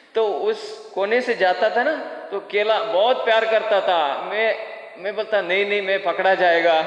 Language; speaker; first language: Hindi; non-native, local second language; Kannada